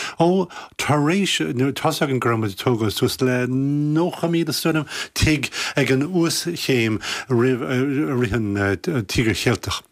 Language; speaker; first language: Irish; native; Irish